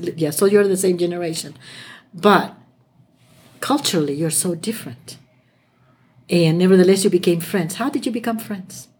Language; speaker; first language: English; non-native, fluent; Spanish